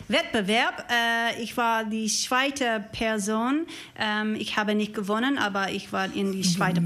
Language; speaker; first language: German; non-native, learner; English